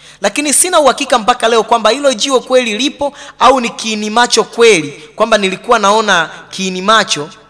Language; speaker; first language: Swahili; native; Swahili